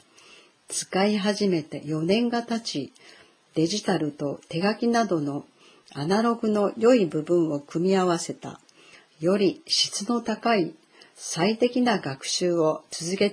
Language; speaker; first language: Japanese; native; Japanese